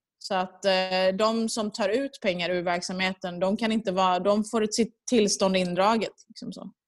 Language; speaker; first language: Swedish; early bilingual, other home language; Persian